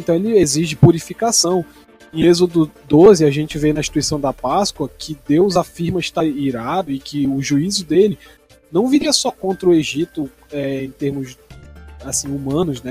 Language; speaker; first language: Portuguese; native; Portuguese